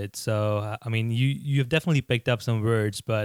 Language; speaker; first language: English; non-native, local second language; Gujarati